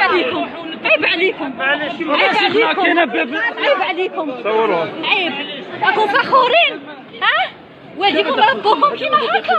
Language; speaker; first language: Arabic; native; Arabic